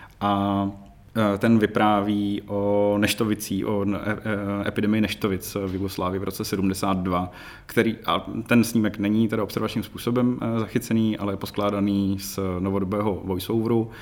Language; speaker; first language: Czech; native; Czech